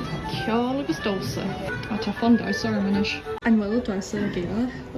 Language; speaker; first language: Irish; non-native, learner; English